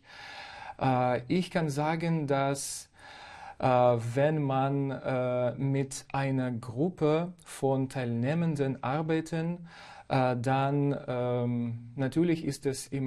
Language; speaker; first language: German; non-native, fluent; Ukrainian